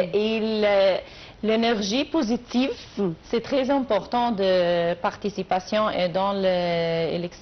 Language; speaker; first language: French; non-native, learner; Arabic